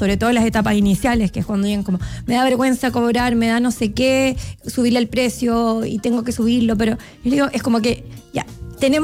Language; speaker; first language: Spanish; native; Spanish